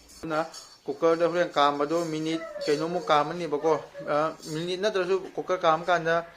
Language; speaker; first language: Manipuri; non-native, local second language; Rongmei Naga